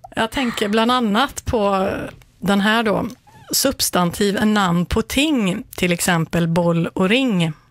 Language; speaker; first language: Swedish; native; Swedish